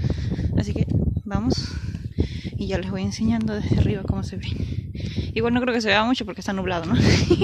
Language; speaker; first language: Spanish; native; Spanish